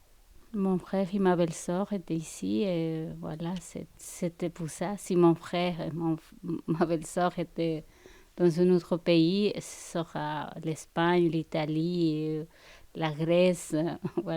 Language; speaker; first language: French; non-native, fluent; Spanish